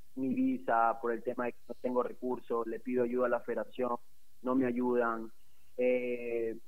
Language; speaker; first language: Spanish; native; Spanish